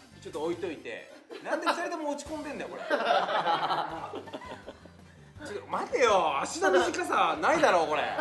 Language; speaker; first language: Japanese; native; Japanese